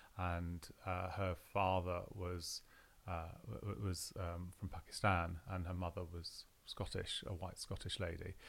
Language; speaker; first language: English; native; English